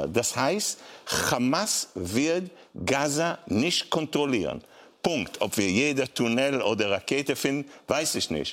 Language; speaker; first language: German; non-native, fluent; Hebrew